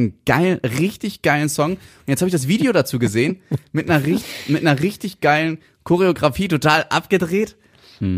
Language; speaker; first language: German; native; German